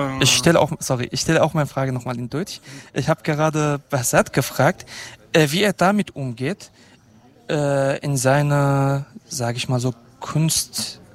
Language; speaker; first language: German; non-native, fluent; Kurdish